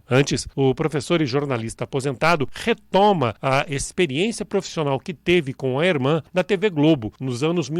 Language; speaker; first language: Portuguese; native; Portuguese